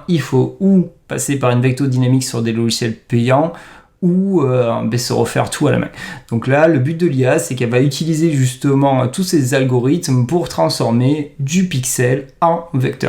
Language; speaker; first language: French; native; French